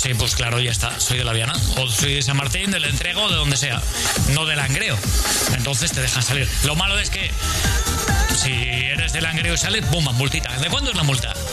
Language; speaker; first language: Spanish; native; Spanish